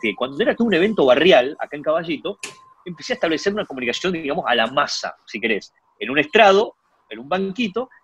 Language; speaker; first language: Spanish; early bilingual, other home language; Chinese